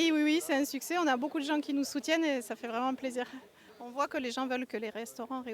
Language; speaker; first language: French; native; French